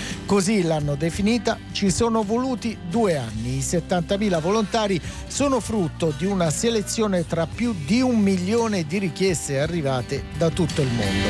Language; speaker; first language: Italian; native; Italian